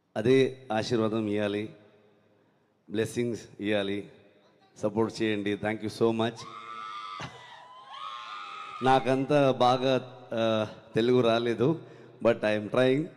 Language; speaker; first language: Telugu; non-native, learner; Kannada